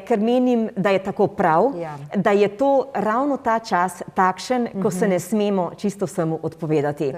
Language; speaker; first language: Slovenian; native; Slovenian